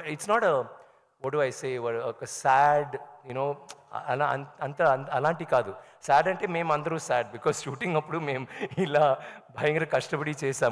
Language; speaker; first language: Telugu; non-native, learner; Tamil